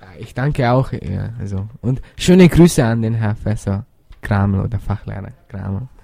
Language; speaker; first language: German; early bilingual, other home language; Bosnian